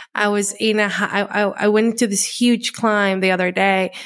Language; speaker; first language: English; non-native, fluent; Spanish